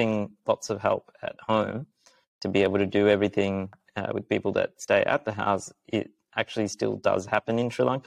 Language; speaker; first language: English; early bilingual, other home language; Sinhala